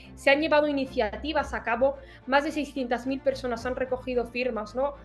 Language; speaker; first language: Spanish; early bilingual, other home language; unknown